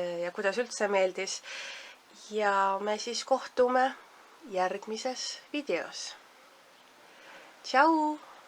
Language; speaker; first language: Estonian; native; Estonian